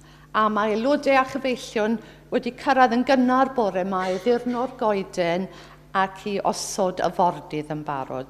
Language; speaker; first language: Welsh; native; Welsh